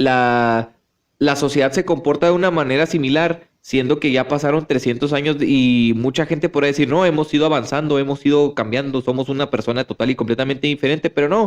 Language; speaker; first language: Spanish; native; Spanish